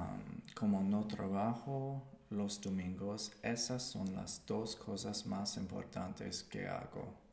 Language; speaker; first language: Spanish; non-native, learner; English